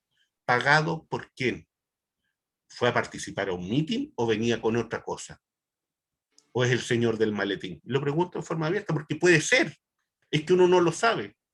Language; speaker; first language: Spanish; native; Spanish